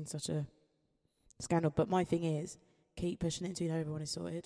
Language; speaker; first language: English; native; English